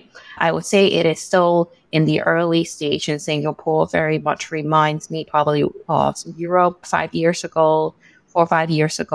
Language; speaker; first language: English; non-native, local second language; Cantonese